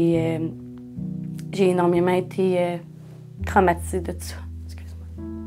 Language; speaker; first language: French; native; French